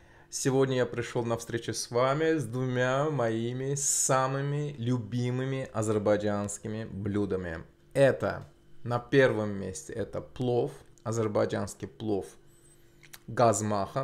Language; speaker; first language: Russian; non-native, local second language; Azerbaijani